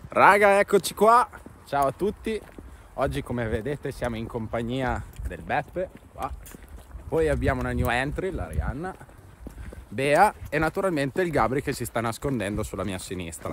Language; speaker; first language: Italian; native; Italian